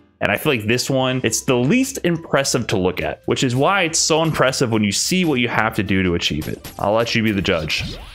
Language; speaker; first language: English; native; English